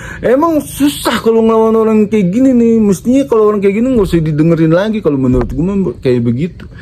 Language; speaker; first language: Indonesian; native; Indonesian